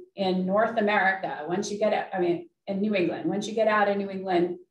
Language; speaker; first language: English; native; English